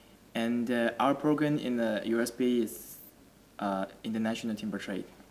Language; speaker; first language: English; non-native, learner; Chinese